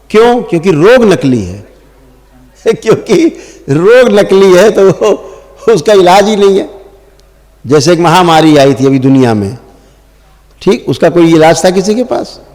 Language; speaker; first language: Hindi; native; Hindi